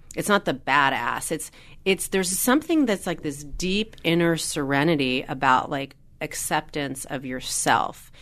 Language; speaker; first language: English; native; English